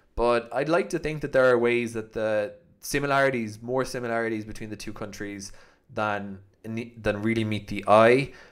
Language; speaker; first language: English; native; English